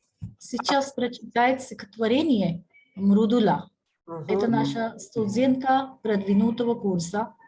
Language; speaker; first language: Russian; non-native, fluent; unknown